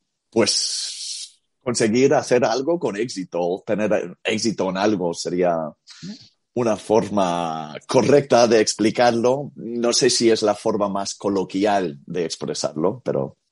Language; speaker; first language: Spanish; non-native, fluent; English